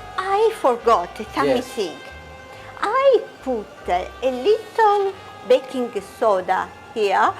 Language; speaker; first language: English; non-native, fluent; Italian